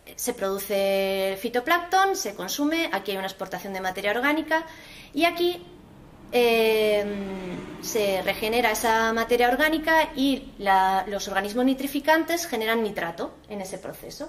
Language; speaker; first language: Spanish; native; Spanish